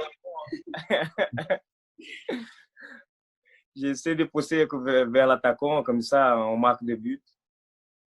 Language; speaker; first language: French; non-native, fluent; Portuguese